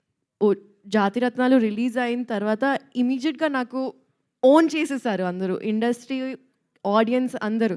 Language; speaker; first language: Telugu; non-native, local second language; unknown